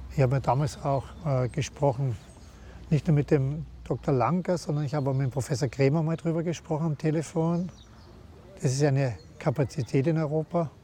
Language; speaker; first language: German; native; German